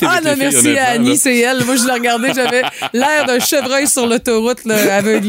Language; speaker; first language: French; native; French